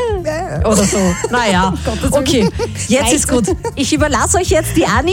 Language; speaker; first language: German; native; German